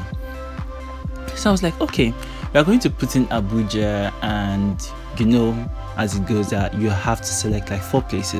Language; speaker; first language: English; non-native, local second language; Igbo